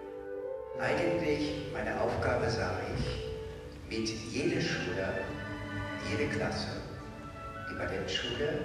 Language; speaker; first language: German; non-native, fluent; English